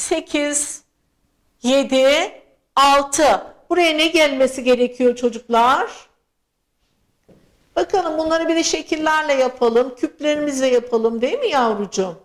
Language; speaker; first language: Turkish; native; Turkish